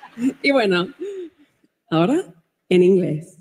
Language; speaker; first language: Spanish; non-native, learner; English